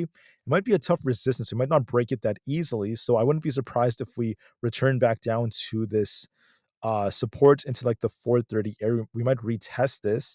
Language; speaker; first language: English; native; English